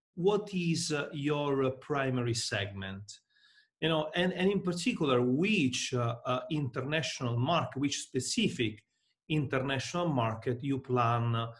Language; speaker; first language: English; non-native, fluent; Italian